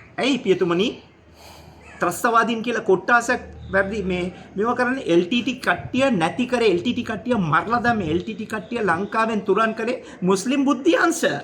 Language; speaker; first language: Sinhala; non-native, local second language; Tamil